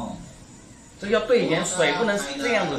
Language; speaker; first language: Chinese; native; Chinese